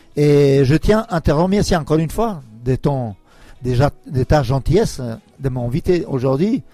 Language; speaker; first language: French; non-native, fluent; Albanian